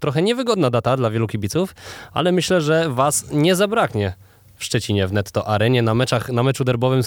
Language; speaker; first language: Polish; native; Polish